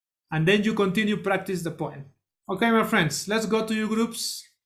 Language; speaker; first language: English; non-native, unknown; Spanish